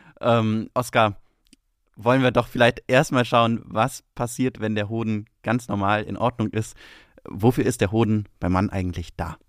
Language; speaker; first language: German; native; German